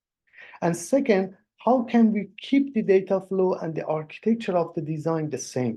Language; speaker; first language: English; non-native, fluent; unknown